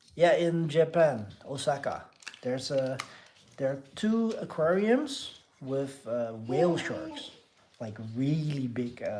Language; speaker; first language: English; non-native, fluent; Dutch